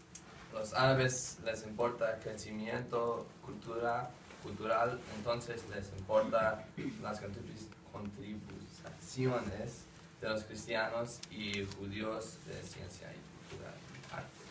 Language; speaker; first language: Spanish; non-native, learner; English